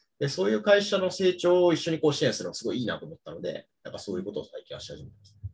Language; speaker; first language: Japanese; native; Japanese